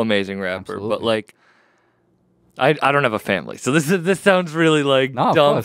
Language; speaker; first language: English; native; English